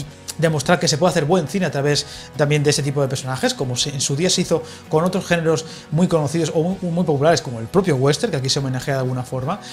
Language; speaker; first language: Spanish; native; Spanish